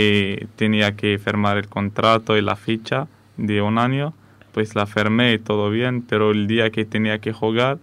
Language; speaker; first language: Spanish; non-native, fluent; Arabic